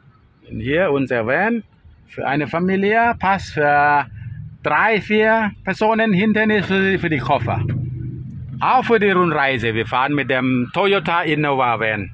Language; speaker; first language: German; non-native, fluent; Thai